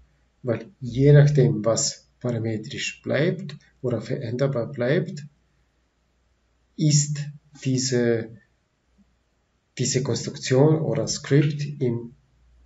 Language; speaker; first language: German; non-native, fluent; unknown